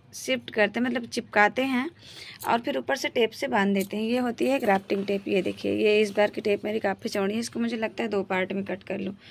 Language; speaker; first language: Hindi; native; Hindi